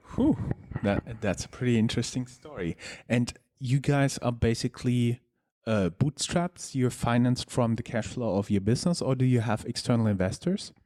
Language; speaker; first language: English; non-native, fluent; German